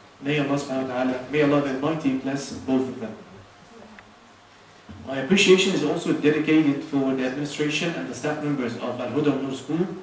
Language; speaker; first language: English; non-native, fluent; Arabic